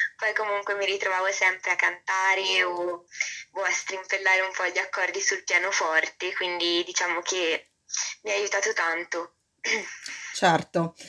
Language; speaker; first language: Italian; native; Italian